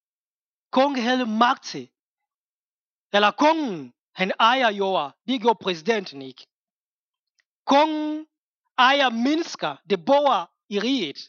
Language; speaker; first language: Danish; non-native, fluent; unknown